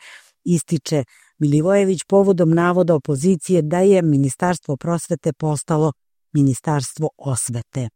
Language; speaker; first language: Croatian; native; Croatian